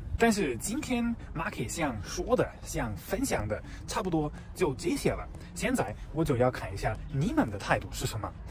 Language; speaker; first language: Chinese; non-native, fluent; German